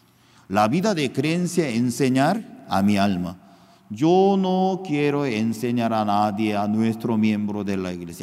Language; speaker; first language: Spanish; non-native, fluent; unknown